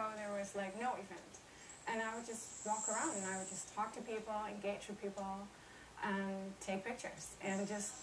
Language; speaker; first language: English; non-native, fluent; Dutch